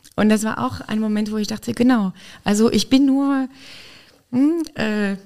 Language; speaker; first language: German; non-native, fluent; French